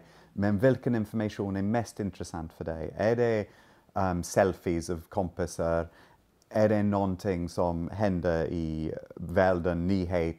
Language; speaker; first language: Swedish; non-native, fluent; English